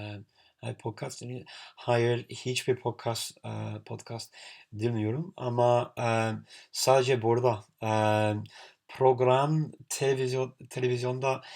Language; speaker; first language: Turkish; non-native, learner; English